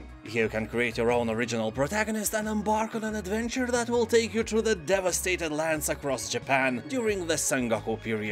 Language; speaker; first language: English; non-native, fluent; Lithuanian